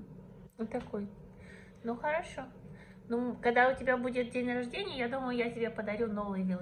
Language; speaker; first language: Russian; native; Russian